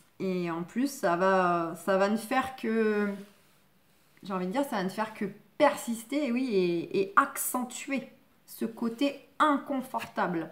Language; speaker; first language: French; native; French